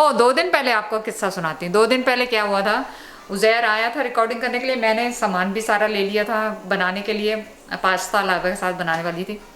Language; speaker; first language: Urdu; native; Urdu